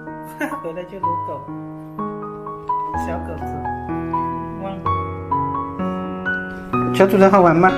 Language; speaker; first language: Chinese; native; Chinese